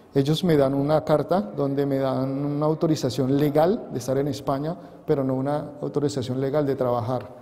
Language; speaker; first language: Spanish; native; Spanish